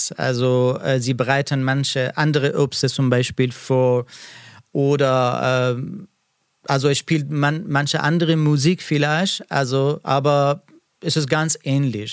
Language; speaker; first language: German; non-native, learner; Persian